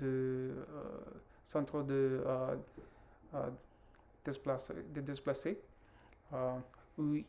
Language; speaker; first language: French; non-native, learner; Spanish